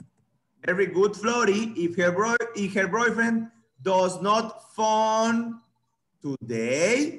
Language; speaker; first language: English; non-native, fluent; Spanish